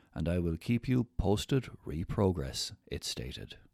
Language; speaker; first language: English; native; English